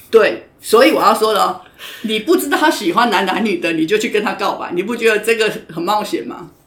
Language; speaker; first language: Chinese; native; Chinese